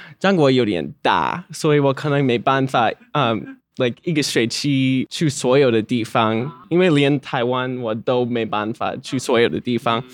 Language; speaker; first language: Chinese; non-native, learner; English